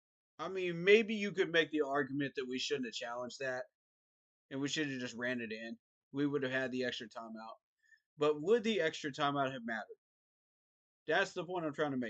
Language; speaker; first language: English; native; English